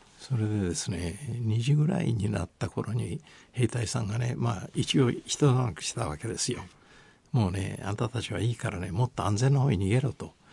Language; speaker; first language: Japanese; native; Japanese